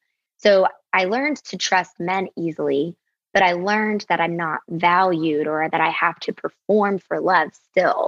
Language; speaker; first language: English; native; English